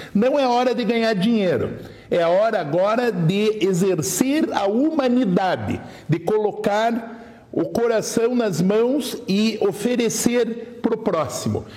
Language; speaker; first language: Portuguese; native; Portuguese